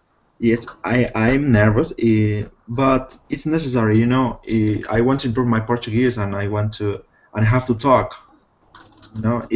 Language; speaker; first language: English; non-native, fluent; Spanish